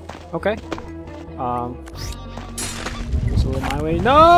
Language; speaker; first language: English; native; English